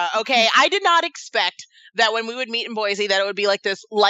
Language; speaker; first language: English; native; English